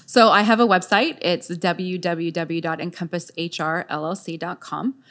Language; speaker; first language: English; native; English